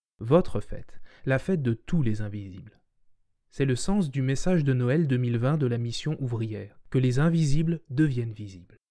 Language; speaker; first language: French; native; French